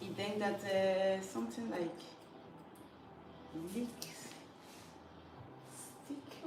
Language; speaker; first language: Dutch; non-native, fluent; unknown